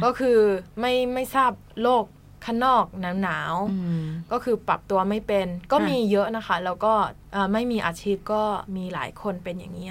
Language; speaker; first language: Thai; non-native, fluent; Japanese